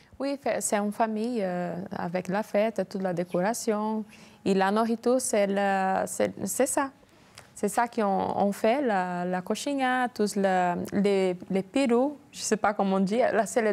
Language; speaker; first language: French; non-native, learner; Portuguese